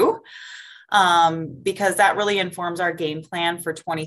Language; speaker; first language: English; native; English